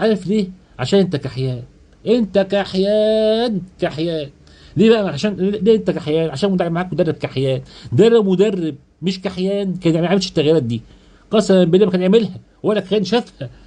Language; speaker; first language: Arabic; native; Arabic